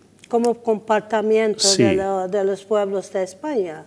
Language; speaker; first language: Spanish; non-native, learner; Turkish